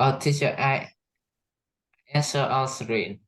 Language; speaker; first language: English; non-native, learner; Vietnamese